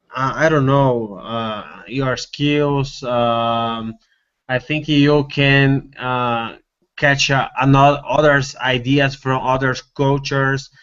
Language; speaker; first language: English; non-native, learner; Portuguese